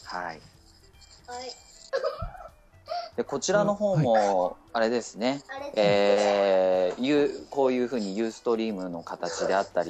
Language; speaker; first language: Japanese; native; Japanese